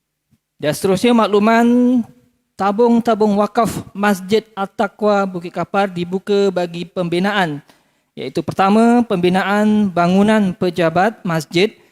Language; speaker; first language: Malay; native; Malay